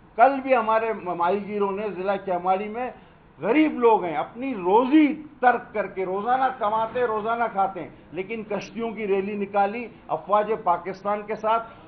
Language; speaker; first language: Urdu; non-native, local second language; Sindhi